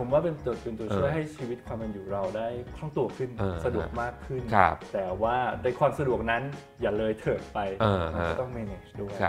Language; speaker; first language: Thai; native; Thai